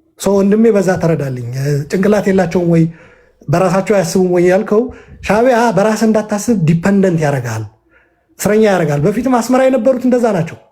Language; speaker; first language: Amharic; non-native, local second language; Tigrinya